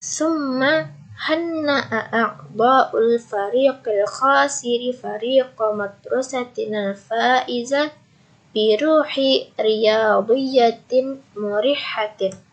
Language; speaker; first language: Arabic; non-native, learner; Indonesian